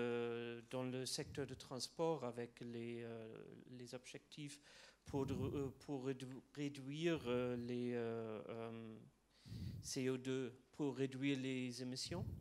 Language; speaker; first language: French; non-native, fluent; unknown